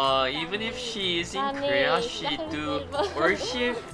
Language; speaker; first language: English; non-native, learner; Korean